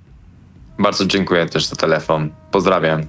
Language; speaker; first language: Polish; non-native, learner; Spanish